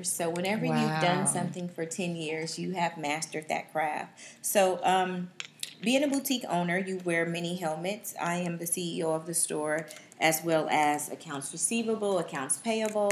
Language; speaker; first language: English; native; English